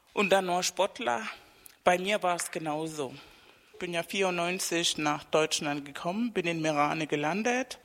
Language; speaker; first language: German; non-native, fluent; Spanish